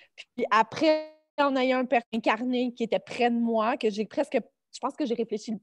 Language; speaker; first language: French; native; French